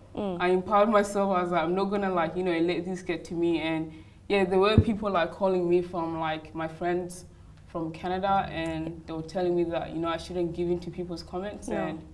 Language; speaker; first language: English; native; English